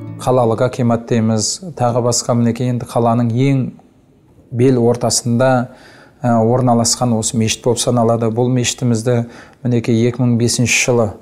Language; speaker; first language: Kazakh; native; Kazakh